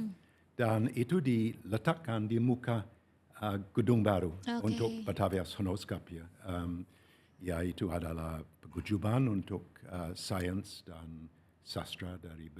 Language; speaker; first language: Indonesian; non-native, fluent; English